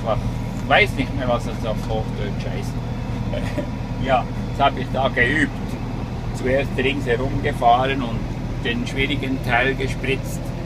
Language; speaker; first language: German; native; German